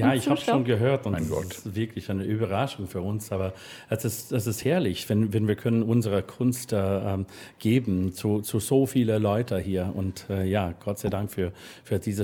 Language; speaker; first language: German; non-native, fluent; English